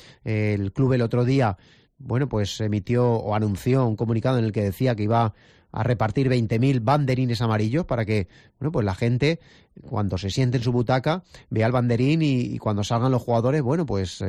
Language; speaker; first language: Spanish; native; Spanish